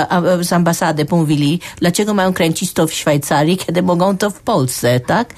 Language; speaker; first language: Polish; non-native, fluent; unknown